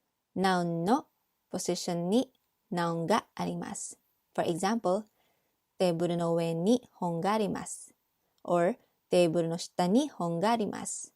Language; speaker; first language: Japanese; non-native, learner; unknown